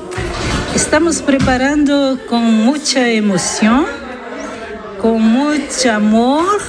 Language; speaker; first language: Spanish; non-native, learner; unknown